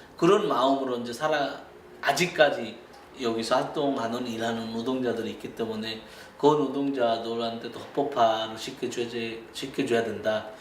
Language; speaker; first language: Korean; non-native, fluent; Bangla